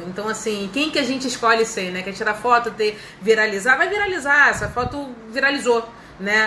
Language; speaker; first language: Portuguese; native; Portuguese